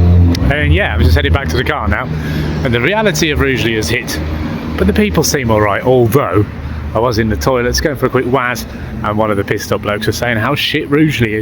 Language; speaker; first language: English; native; English